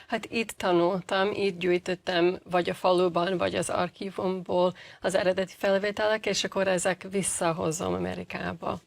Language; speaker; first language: Hungarian; non-native, fluent; English